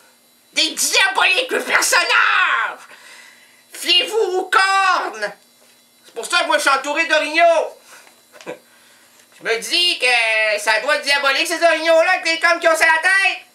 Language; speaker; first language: French; native; French